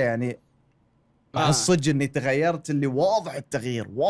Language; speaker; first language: Arabic; native; Arabic